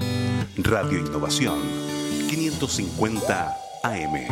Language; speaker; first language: Spanish; native; Spanish